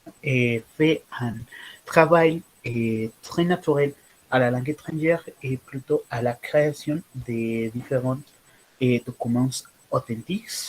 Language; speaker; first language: French; non-native, learner; Spanish